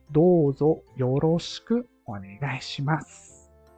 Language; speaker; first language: Japanese; non-native, fluent; Filipino